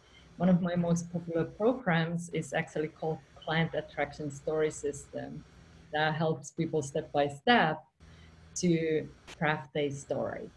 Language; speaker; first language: English; non-native, fluent; Finnish